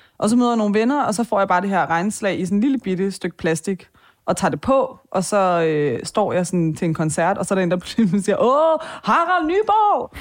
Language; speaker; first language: Danish; early bilingual, other home language; Persian